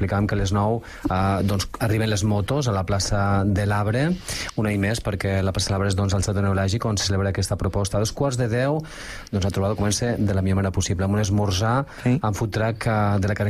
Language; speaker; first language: Catalan; native; Catalan